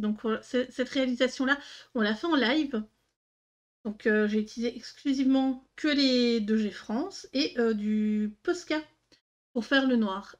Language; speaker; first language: French; native; French